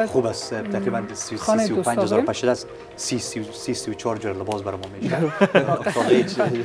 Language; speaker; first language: Persian; native; Persian